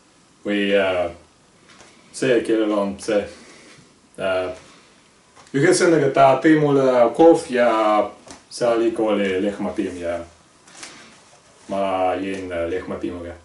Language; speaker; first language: Estonian; non-native, local second language; Russian